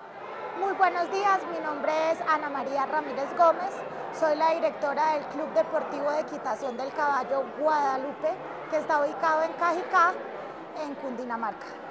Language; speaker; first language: Spanish; native; Spanish